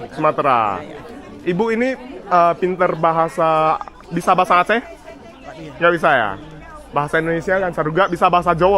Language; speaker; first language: Indonesian; non-native, fluent; Chinese